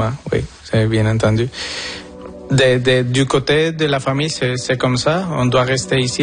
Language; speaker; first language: French; non-native, fluent; Spanish